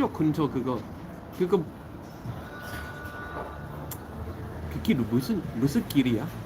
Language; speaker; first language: Korean; non-native, fluent; English